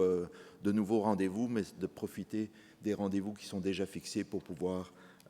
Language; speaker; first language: French; native; French